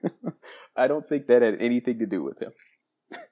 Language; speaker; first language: English; native; English